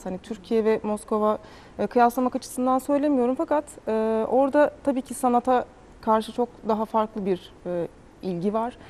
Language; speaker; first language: Turkish; native; Turkish